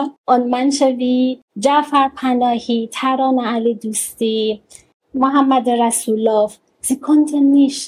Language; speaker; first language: German; non-native, learner; Persian